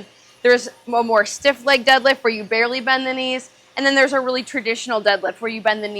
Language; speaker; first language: English; native; English